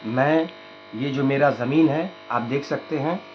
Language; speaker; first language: Hindi; non-native, local second language; Bangla